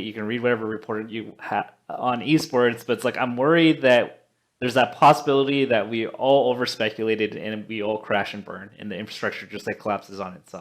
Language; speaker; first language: English; native; English